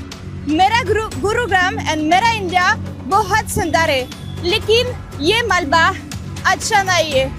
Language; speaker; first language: Hindi; non-native, learner; French